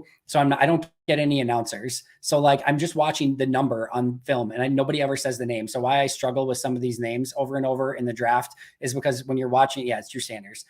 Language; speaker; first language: English; native; English